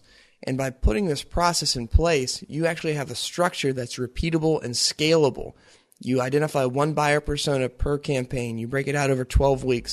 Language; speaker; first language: English; native; English